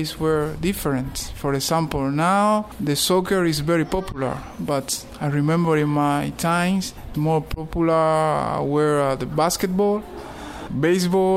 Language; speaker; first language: English; non-native, learner; Spanish